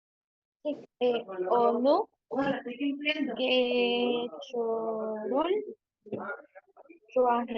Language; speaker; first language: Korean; non-native, learner; Spanish